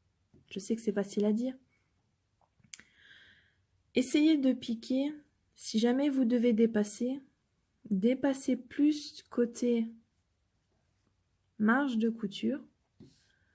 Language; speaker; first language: French; native; French